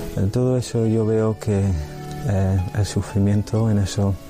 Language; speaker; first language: Spanish; non-native, fluent; English